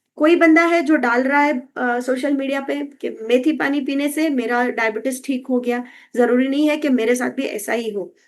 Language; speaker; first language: Hindi; non-native, local second language; Kannada